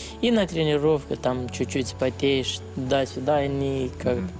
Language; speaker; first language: Russian; non-native, learner; Romanian